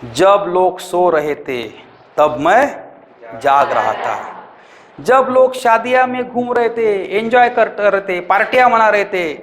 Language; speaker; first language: Hindi; non-native, local second language; Marathi